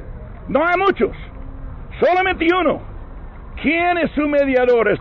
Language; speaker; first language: Spanish; non-native, learner; English